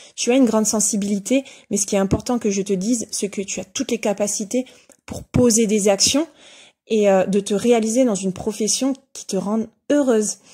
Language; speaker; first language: French; native; French